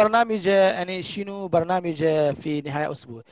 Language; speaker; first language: Arabic; non-native, fluent; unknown